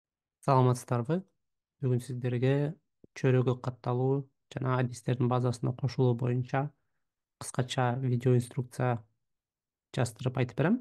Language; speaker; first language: Kyrgyz; native; Kyrgyz